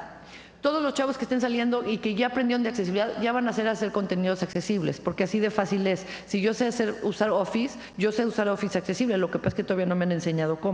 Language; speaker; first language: Spanish; native; Spanish